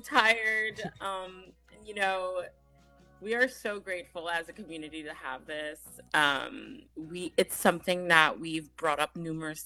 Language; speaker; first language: English; non-native, local second language; Hiligaynon